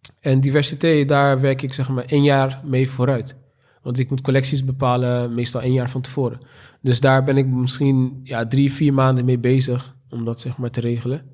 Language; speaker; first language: Dutch; native; Dutch